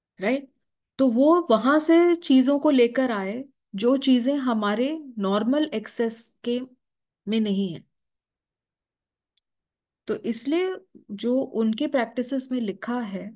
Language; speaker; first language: Hindi; native; Hindi